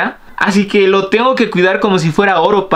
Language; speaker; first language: Spanish; native; Spanish